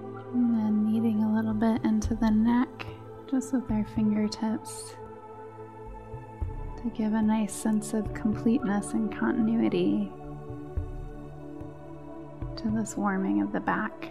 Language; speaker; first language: English; native; English